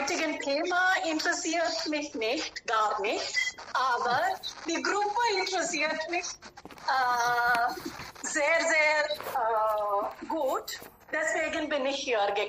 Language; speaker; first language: German; non-native, fluent; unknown